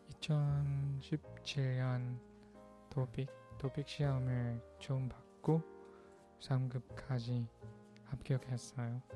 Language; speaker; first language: Korean; non-native, learner; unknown